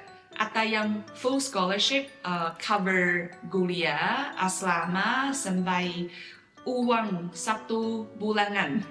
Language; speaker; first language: Indonesian; non-native, fluent; Chinese